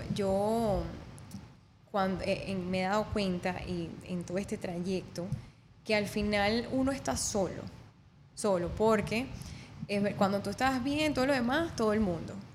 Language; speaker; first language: Spanish; native; Spanish